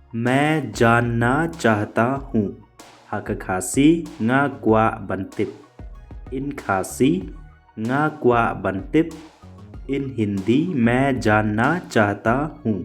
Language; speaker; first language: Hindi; non-native, local second language; Khasi